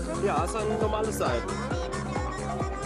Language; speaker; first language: German; native; German